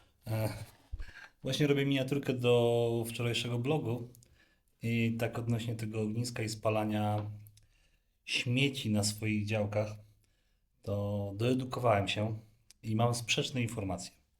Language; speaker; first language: Polish; native; Polish